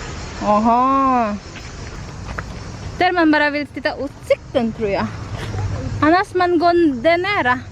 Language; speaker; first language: Swedish; non-native, learner; Indonesian